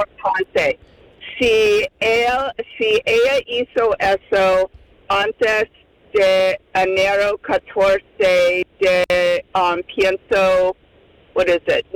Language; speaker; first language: Spanish; non-native, fluent; English